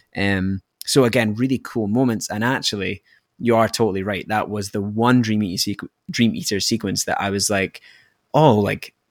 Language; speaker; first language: English; native; English